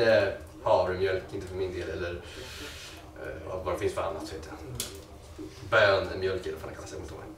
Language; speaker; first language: Swedish; native; Swedish